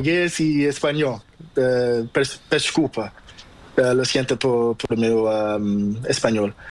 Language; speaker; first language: Spanish; non-native, learner; Portuguese